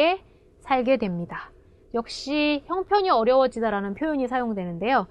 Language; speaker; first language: Korean; native; Korean